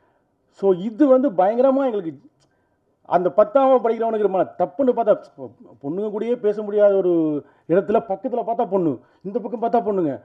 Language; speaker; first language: Tamil; native; Tamil